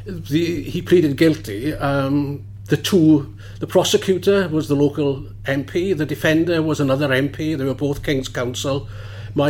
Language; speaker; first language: English; native; English